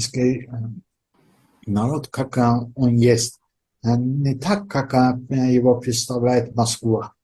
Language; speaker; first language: Russian; non-native, fluent; Azerbaijani